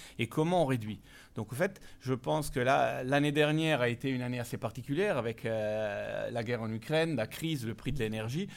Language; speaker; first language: French; non-native, fluent; Italian